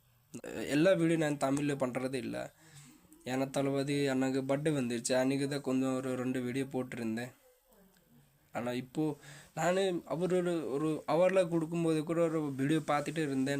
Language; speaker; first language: Tamil; non-native, fluent; Nepali